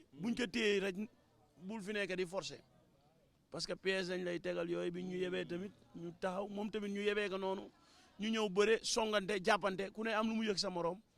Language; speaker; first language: Wolof; native; Wolof